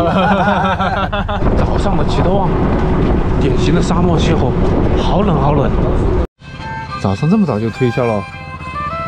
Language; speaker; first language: Chinese; native; Chinese